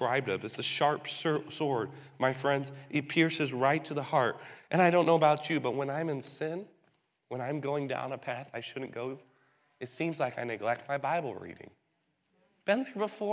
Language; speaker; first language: English; native; English